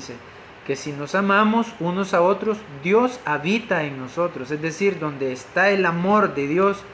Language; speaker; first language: Spanish; native; Spanish